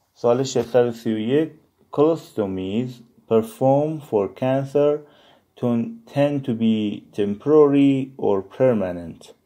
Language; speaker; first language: English; non-native, fluent; Persian